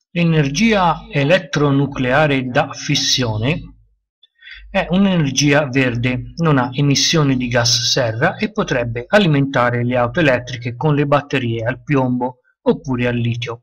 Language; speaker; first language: Italian; native; Italian